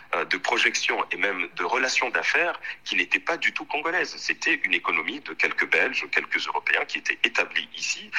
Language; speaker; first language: French; non-native, local second language; Swahili